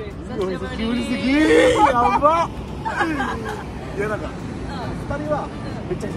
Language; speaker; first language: Japanese; non-native, fluent; Indonesian